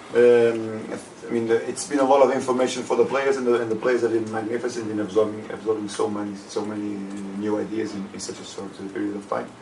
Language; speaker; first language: English; non-native, fluent; Portuguese